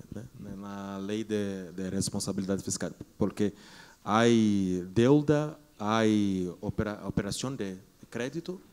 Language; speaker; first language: Spanish; non-native, learner; Portuguese